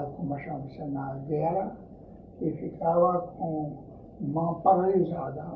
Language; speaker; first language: Portuguese; non-native, fluent; Ukrainian